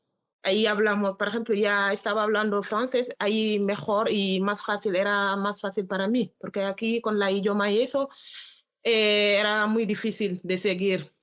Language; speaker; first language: Spanish; non-native, learner; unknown